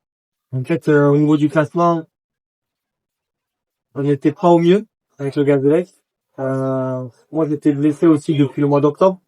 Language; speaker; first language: French; native; French